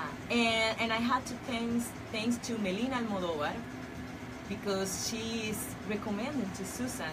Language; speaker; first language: English; non-native, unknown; Spanish